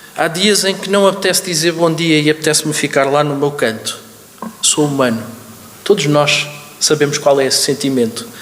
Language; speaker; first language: Portuguese; native; Portuguese